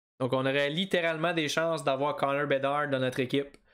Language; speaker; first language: French; native; French